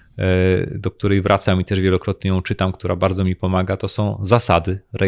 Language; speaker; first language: Polish; native; Polish